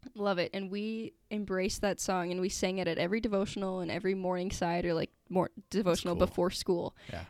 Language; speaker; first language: English; native; English